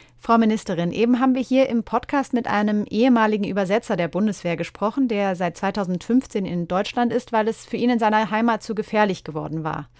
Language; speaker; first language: German; native; German